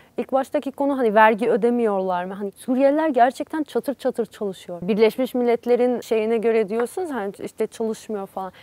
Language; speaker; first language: Turkish; non-native, fluent; Arabic